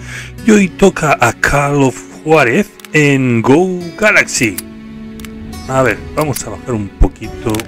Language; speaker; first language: Spanish; native; Spanish